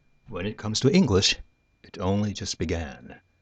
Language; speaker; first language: English; non-native, fluent; Japanese